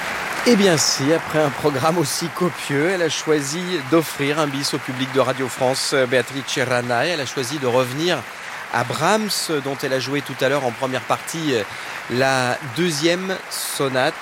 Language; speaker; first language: French; native; French